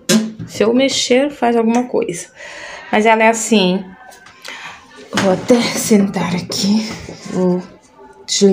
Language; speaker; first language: Portuguese; non-native, local second language; Kabuverdianu